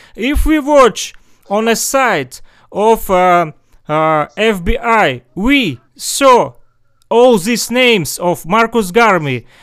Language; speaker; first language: English; non-native, learner; Russian